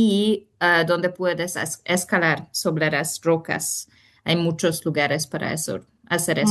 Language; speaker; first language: Spanish; non-native, fluent; Hungarian